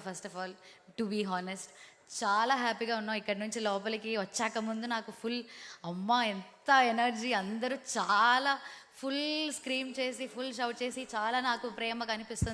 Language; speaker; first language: Telugu; non-native, learner; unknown